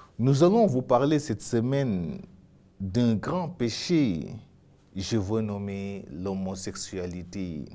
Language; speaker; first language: French; non-native, local second language; Wolof